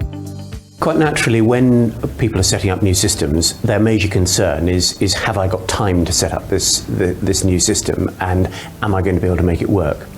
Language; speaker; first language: English; native; English